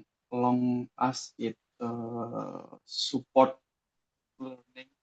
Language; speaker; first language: English; non-native, learner; Indonesian